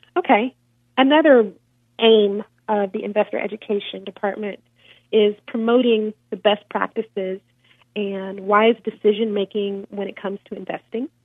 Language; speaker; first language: English; native; English